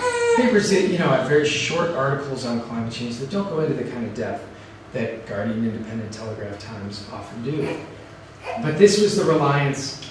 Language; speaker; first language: English; native; English